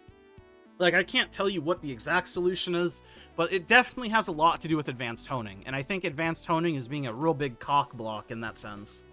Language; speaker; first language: English; native; English